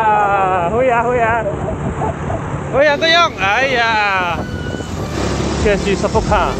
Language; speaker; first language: Chinese; native; Chinese